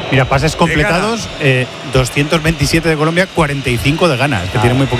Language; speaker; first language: Spanish; native; Spanish